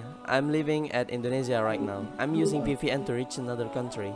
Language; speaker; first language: English; non-native, learner; Indonesian